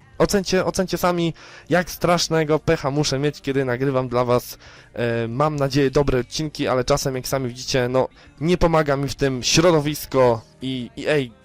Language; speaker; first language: Polish; native; Polish